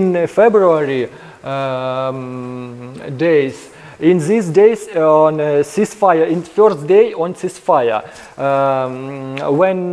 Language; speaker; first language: English; non-native, learner; Ukrainian